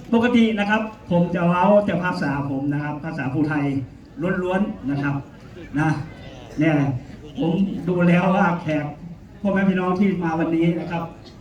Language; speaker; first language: Thai; native; Thai